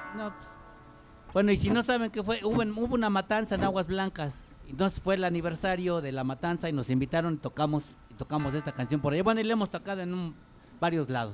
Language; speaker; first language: Spanish; native; Spanish